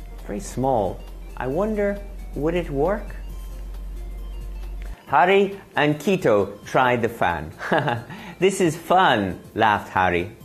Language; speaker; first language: English; native; English